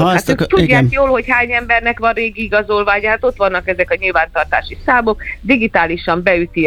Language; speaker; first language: Hungarian; native; Hungarian